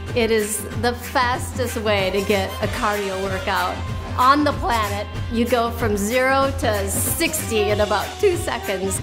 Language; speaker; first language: English; native; English